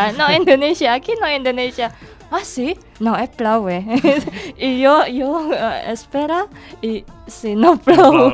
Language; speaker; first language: Catalan; non-native, learner; Indonesian